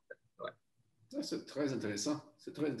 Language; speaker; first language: French; non-native, learner; Portuguese